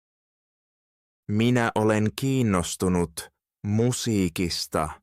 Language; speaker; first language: Finnish; non-native, fluent; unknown